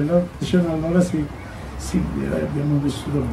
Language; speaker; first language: Italian; native; Italian